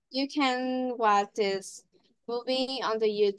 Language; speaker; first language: English; non-native, learner; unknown